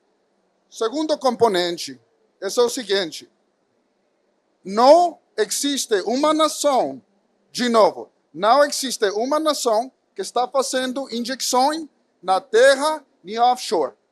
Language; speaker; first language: Portuguese; non-native, fluent; Spanish